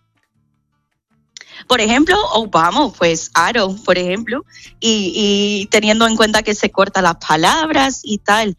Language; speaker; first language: Spanish; non-native, fluent; English